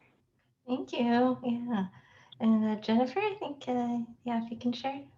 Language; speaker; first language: English; native; English